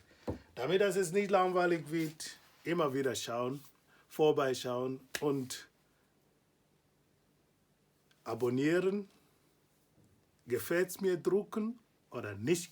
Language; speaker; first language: German; non-native, learner; Igbo